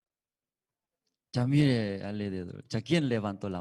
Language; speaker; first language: Spanish; non-native, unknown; Korean